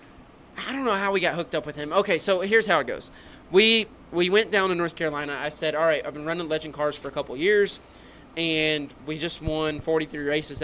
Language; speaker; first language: English; native; English